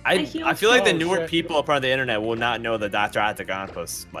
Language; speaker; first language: English; native; English